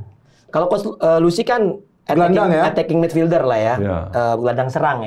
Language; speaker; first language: Indonesian; native; Indonesian